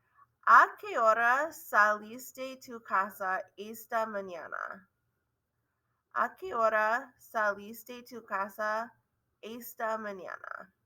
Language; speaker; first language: Spanish; non-native, learner; English